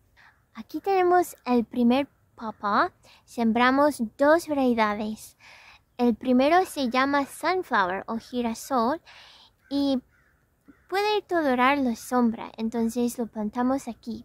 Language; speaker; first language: Spanish; non-native, fluent; English